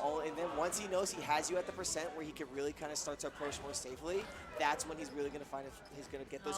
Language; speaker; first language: English; native; English